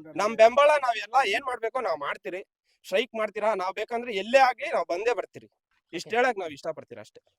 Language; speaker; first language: Kannada; native; Kannada